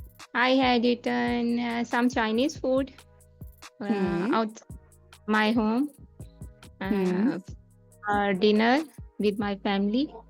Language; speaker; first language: English; non-native, learner; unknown